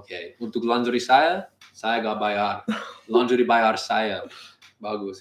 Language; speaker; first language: Indonesian; non-native, learner; English